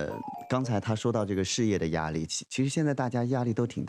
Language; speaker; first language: Chinese; native; Chinese